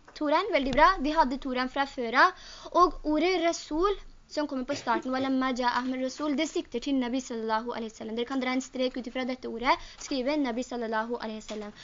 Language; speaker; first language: Norwegian; early bilingual, other home language; Urdu